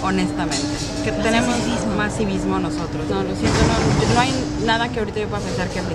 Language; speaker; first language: Spanish; native; Spanish